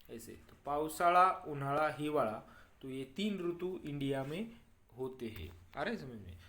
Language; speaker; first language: Hindi; non-native, local second language; Marathi